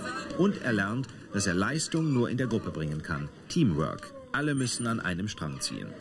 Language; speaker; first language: German; native; German